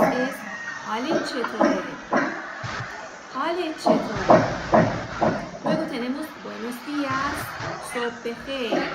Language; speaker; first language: Spanish; non-native, fluent; Persian